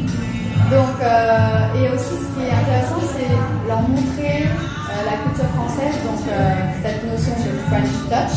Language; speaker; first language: French; early bilingual, other home language; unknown